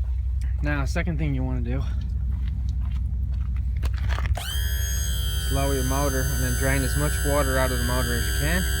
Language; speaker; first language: English; native; English